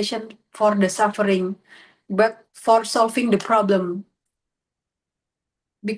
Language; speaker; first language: English; non-native, learner; Indonesian